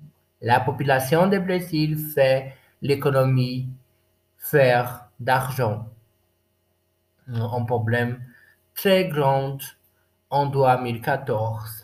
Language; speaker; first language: French; non-native, learner; Portuguese